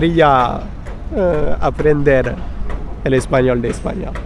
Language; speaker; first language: Spanish; non-native, fluent; French